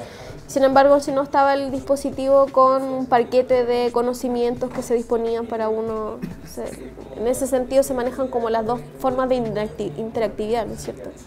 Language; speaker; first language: Spanish; native; Spanish